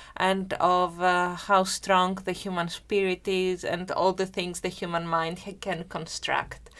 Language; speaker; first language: English; non-native, fluent; Greek